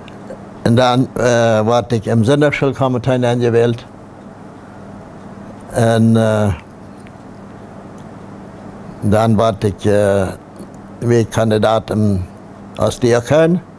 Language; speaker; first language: German; non-native, local second language; Plautdietsch